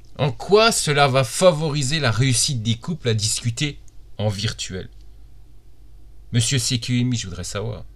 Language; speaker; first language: French; native; French